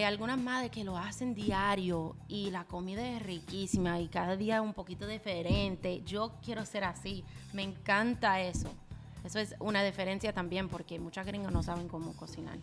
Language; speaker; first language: Spanish; non-native, fluent; English